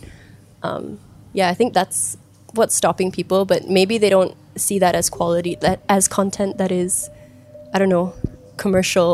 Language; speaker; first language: English; native; English